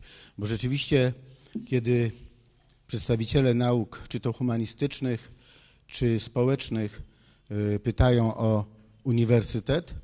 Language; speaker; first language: Polish; native; Polish